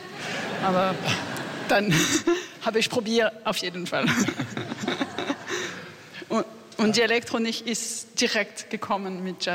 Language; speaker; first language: German; non-native, learner; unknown